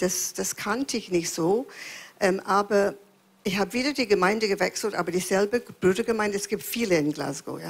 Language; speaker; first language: German; non-native, fluent; English